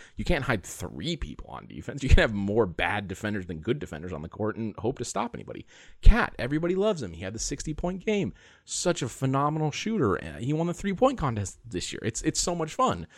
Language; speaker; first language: English; native; English